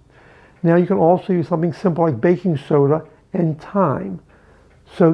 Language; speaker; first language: English; native; English